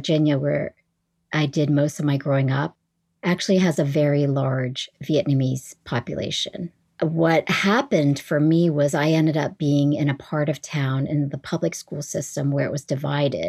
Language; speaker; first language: English; early bilingual, other home language; Vietnamese